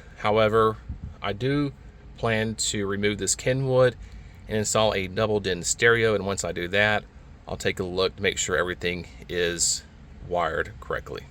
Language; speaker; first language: English; native; English